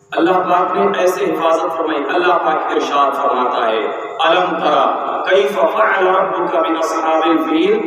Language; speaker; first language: Urdu; native; Urdu